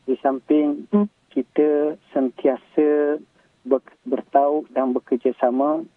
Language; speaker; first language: Malay; native; Malay